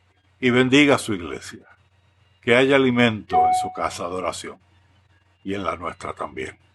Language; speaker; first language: Spanish; native; Spanish